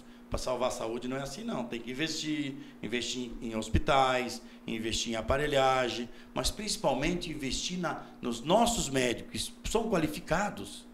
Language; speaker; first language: Portuguese; native; Portuguese